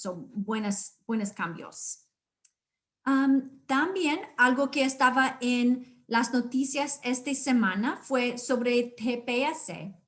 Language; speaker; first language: Spanish; non-native, fluent; English